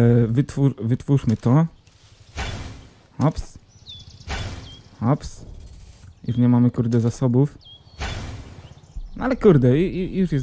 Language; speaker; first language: Polish; native; Polish